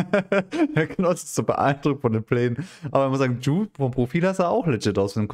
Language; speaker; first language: German; native; German